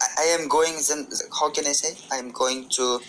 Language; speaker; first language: English; non-native, learner; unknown